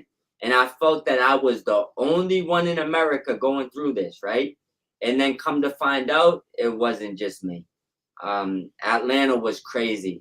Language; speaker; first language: English; native; English